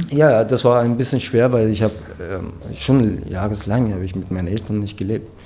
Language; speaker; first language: German; non-native, learner; Persian